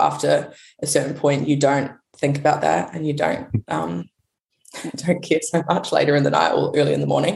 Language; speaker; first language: English; native; English